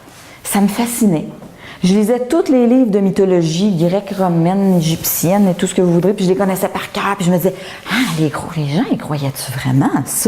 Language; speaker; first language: French; native; French